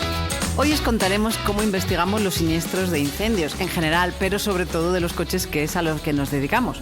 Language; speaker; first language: Spanish; native; Spanish